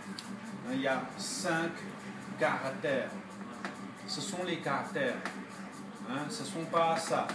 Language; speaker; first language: French; non-native, fluent; Chinese